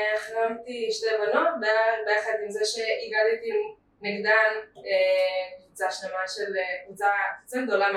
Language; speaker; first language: Hebrew; early bilingual, other home language; Russian